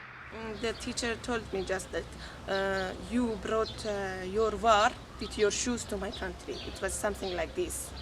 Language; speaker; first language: English; non-native, fluent; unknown